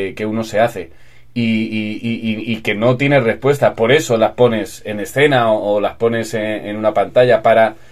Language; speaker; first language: Spanish; native; Spanish